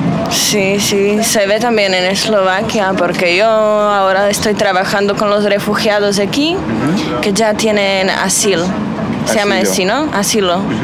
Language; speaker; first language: Spanish; non-native, fluent; Slovak